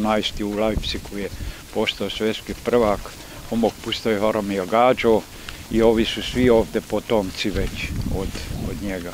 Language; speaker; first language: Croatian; non-native, local second language; Hungarian